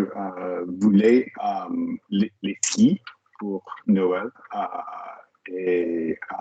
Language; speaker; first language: French; non-native, learner; English